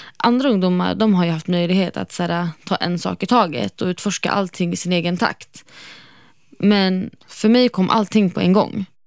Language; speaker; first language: Swedish; non-native, fluent; Arabic